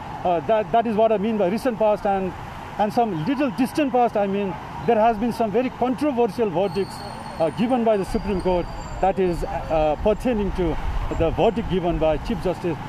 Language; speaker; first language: English; non-native, local second language; Nepali